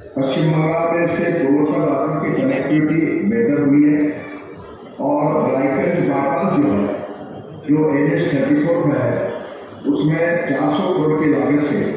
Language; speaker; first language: Hindi; native; Hindi